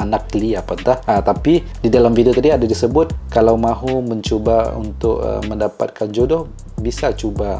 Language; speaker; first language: Indonesian; non-native, local second language; Malay